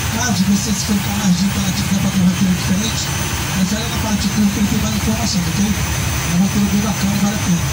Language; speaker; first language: Portuguese; native; Portuguese